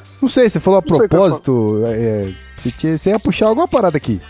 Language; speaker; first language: Portuguese; native; Portuguese